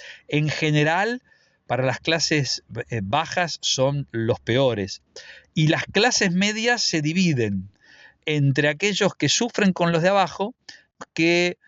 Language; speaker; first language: Spanish; native; Spanish